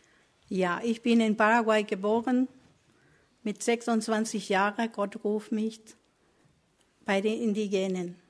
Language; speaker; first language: German; non-native, learner; Spanish